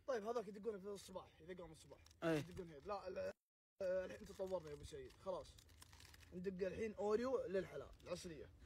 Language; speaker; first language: Arabic; native; Arabic